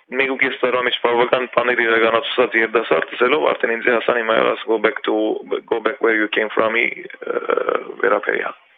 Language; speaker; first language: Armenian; early bilingual, heritage; Armenian